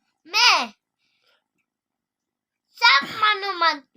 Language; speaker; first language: Hindi; non-native, local second language; Assamese